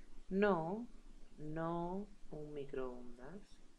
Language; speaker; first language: Spanish; native; Spanish